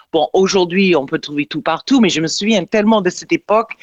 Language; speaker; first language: French; non-native, fluent; English